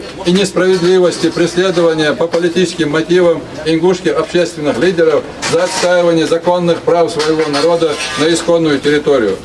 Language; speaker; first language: Russian; non-native, local second language; Ingush